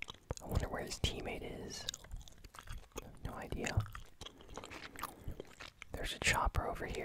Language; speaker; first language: English; native; English